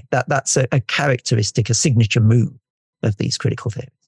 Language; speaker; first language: English; native; English